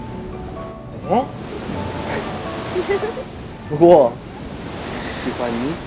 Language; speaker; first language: Chinese; non-native, learner; Korean